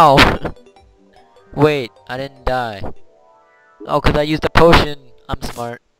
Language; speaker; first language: English; native; English